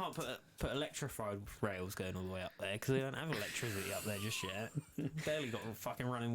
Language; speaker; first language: English; native; English